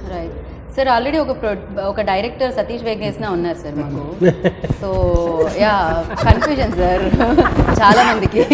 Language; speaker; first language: Telugu; native; Telugu